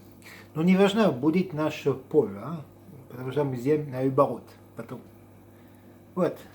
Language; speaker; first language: Russian; non-native, learner; French